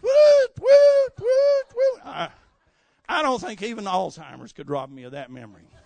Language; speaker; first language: English; native; English